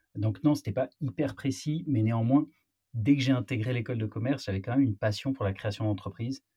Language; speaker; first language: French; native; French